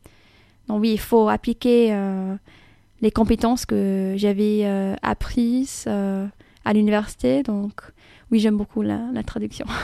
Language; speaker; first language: French; non-native, fluent; English